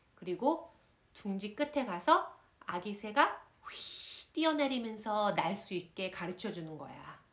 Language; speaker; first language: Korean; native; Korean